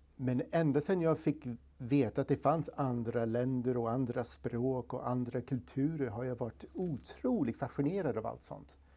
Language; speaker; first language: Swedish; non-native, fluent; English